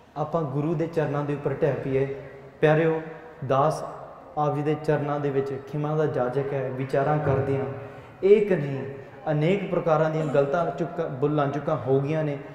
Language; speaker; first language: Punjabi; early bilingual, heritage; Punjabi